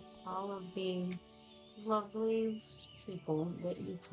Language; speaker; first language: English; native; English